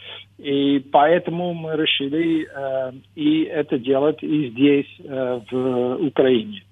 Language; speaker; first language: Ukrainian; non-native, learner; Dutch